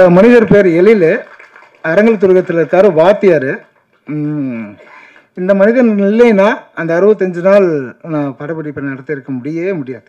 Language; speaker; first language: Tamil; native; Tamil